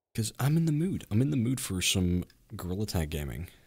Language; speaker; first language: English; native; English